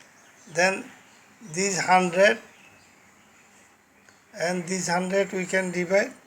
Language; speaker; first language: English; non-native, fluent; Bangla